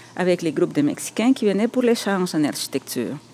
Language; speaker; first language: French; non-native, fluent; Spanish